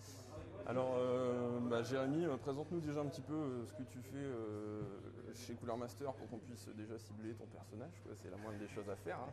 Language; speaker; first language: French; native; French